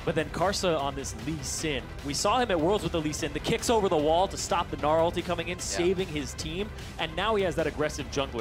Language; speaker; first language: English; native; English